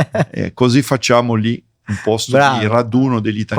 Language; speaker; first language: Italian; early bilingual, heritage; Portuguese